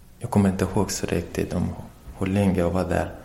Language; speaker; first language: Swedish; non-native, learner; Persian